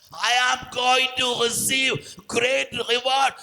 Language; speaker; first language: English; non-native, local second language; Malayalam